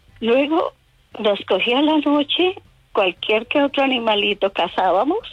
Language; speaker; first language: Spanish; native; Spanish